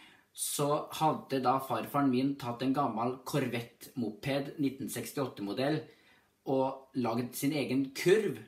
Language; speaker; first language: Norwegian; native; Norwegian